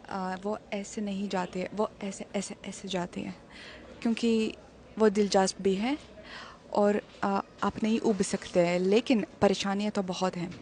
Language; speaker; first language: Hindi; non-native, fluent; Russian